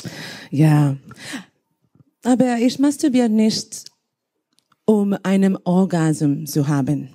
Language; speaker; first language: German; non-native, learner; Spanish